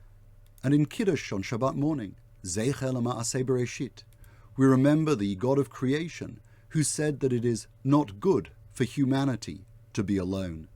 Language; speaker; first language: English; native; English